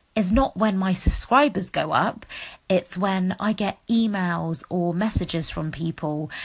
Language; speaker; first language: English; native; English